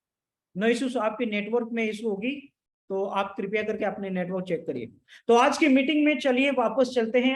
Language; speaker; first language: Hindi; native; Hindi